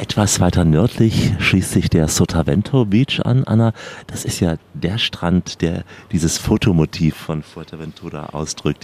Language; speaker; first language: German; native; German